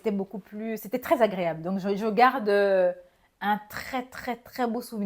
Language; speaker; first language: French; non-native, local second language; Bambara